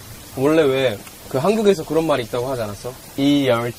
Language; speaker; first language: Korean; non-native, fluent; Japanese